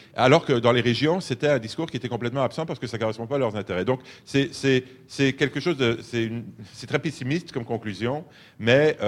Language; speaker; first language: French; native; French